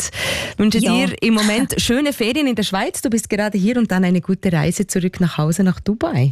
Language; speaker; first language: German; native; German